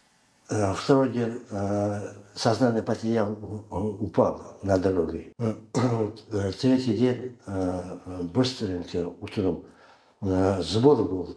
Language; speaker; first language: Russian; non-native, learner; Uzbek